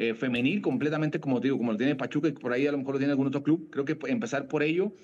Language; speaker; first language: Spanish; native; Spanish